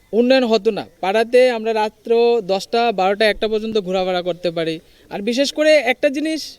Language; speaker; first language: Bangla; native; Bangla